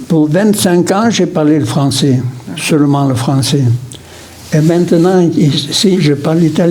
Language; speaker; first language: French; non-native, local second language; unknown